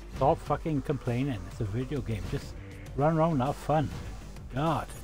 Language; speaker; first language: English; native; English